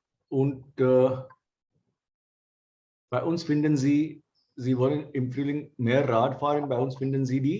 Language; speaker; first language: German; non-native, fluent; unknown